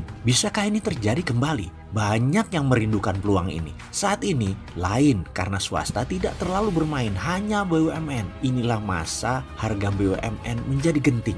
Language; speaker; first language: Indonesian; native; Indonesian